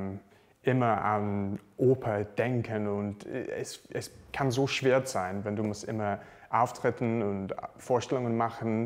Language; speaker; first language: German; non-native, learner; English